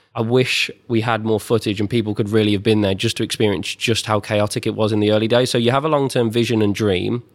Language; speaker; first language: English; native; English